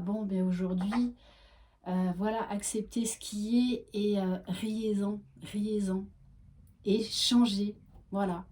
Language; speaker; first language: French; native; French